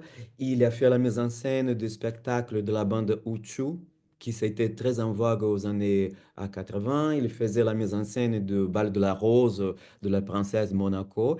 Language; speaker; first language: French; non-native, fluent; Portuguese